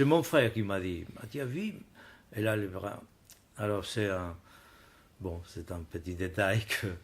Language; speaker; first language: French; non-native, learner; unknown